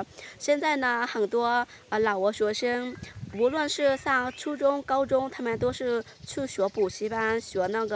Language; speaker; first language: Chinese; non-native, fluent; Lao